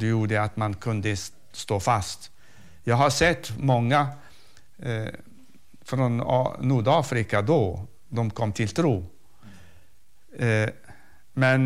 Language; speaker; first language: Swedish; non-native, fluent; Arabic